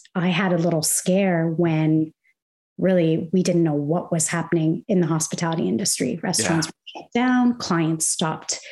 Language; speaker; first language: English; non-native, fluent; Arabic